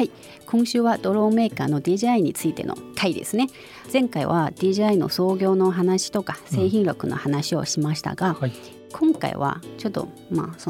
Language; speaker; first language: Japanese; non-native, fluent; Chinese